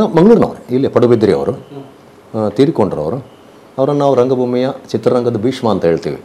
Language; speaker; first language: Kannada; non-native, local second language; Tulu